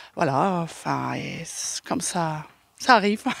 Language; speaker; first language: French; non-native, fluent; German